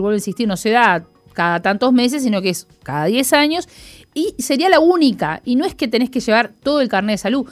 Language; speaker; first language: Spanish; native; Spanish